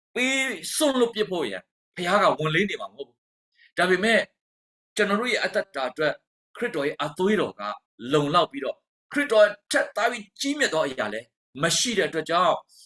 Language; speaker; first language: Burmese; non-native, local second language; Hakha Chin